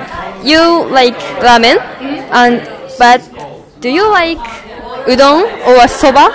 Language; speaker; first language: English; non-native, learner; Japanese